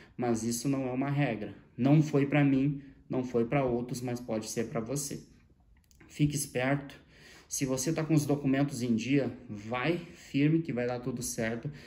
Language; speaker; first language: Portuguese; native; Portuguese